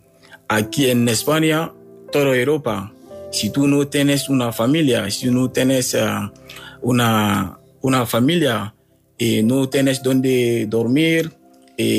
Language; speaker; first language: Spanish; non-native, learner; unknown